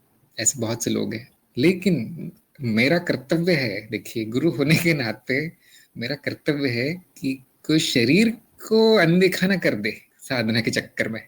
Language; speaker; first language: Hindi; native; Hindi